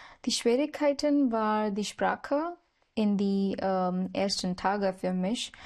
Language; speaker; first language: German; non-native, learner; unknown